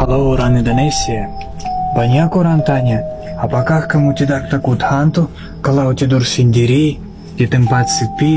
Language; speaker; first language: Indonesian; non-native, fluent; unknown